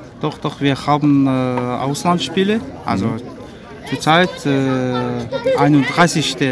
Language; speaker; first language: German; non-native, learner; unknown